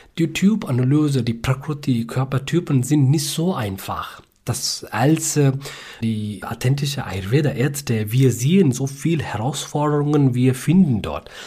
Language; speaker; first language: German; non-native, learner; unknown